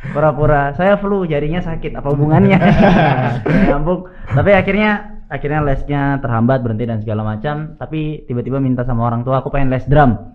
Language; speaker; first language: Indonesian; native; Indonesian